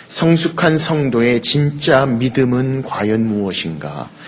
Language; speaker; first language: Korean; native; Korean